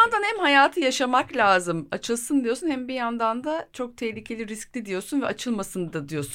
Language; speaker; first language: Turkish; native; Turkish